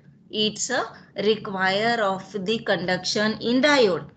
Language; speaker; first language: English; non-native, local second language; Marathi